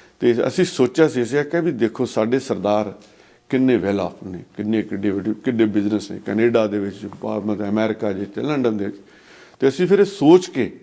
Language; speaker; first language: Punjabi; native; Punjabi